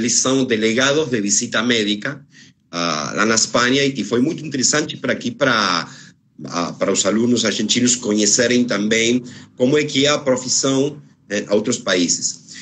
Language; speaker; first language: Portuguese; non-native, fluent; Spanish